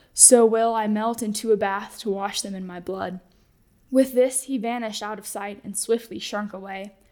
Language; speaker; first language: English; native; English